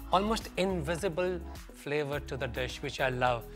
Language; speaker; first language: English; non-native, local second language; Punjabi